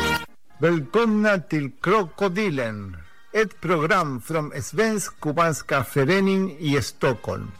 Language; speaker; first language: Swedish; non-native, fluent; Spanish